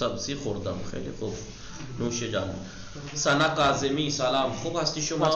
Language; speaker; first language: Persian; non-native, fluent; Urdu